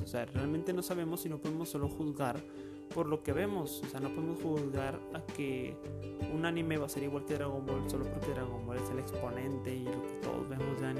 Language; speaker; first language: Spanish; native; Spanish